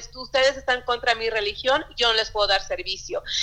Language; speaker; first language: Spanish; early bilingual, heritage; Spanish